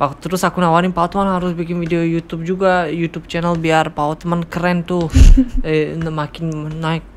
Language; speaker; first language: Indonesian; non-native, fluent; Tajik